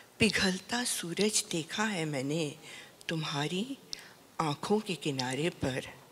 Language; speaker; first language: Hindi; native; Hindi